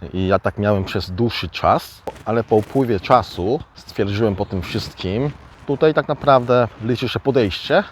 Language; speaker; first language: Polish; early bilingual, other home language; Korean